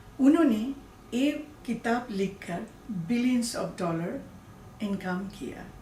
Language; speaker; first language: Hindi; non-native, learner; Bangla